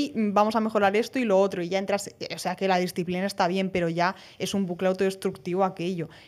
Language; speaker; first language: Spanish; native; Spanish